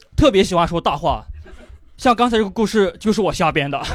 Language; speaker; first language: Chinese; native; Chinese